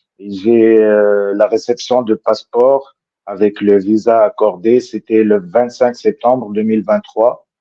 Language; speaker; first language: French; non-native, local second language; Arabic